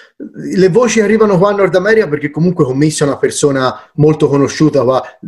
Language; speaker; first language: Italian; native; Italian